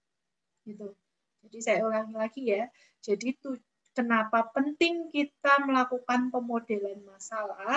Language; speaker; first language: Indonesian; native; Indonesian